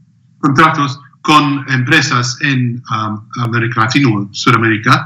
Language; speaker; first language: Spanish; non-native, learner; English